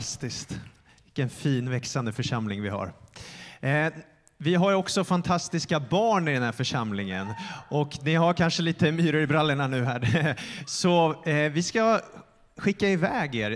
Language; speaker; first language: Swedish; native; Swedish